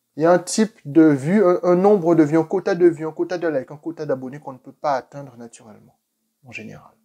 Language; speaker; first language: French; native; French